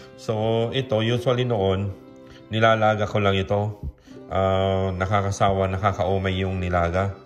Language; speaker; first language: Filipino; non-native, local second language; Iloko